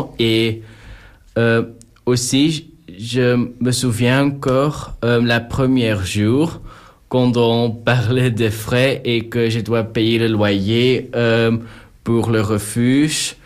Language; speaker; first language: French; non-native, local second language; Dutch